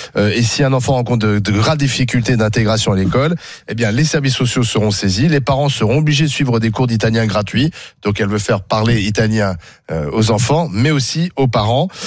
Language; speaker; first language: French; native; French